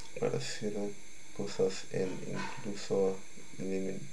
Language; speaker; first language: Spanish; non-native, learner; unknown